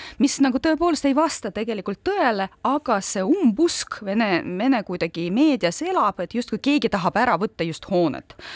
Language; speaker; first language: Estonian; non-native, local second language; Russian